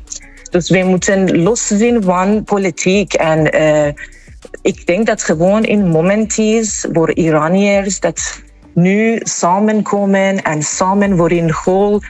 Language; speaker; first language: Dutch; non-native, fluent; Persian